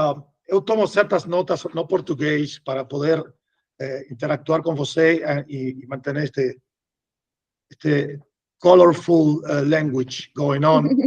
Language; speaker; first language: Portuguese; non-native, learner; Spanish